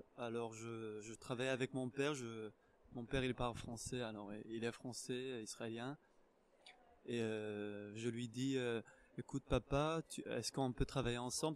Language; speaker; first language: French; non-native, fluent; Hebrew